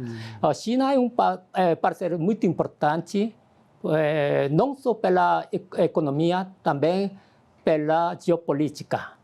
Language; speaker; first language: Portuguese; non-native, learner; Korean